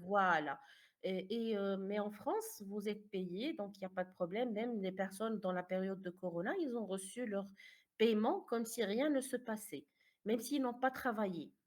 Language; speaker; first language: French; non-native, fluent; Arabic